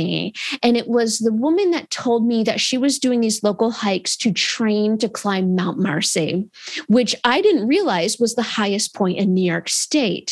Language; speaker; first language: English; native; English